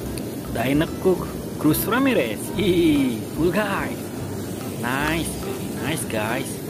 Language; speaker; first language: English; non-native, learner; Indonesian